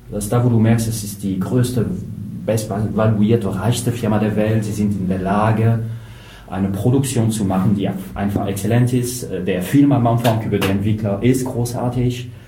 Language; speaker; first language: German; non-native, fluent; French